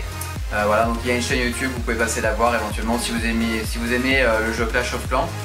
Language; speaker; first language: French; native; French